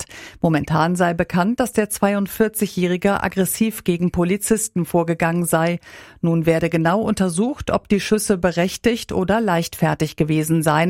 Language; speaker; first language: German; native; German